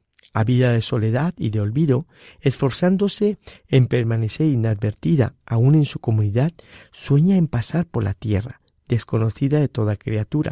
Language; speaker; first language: Spanish; native; Spanish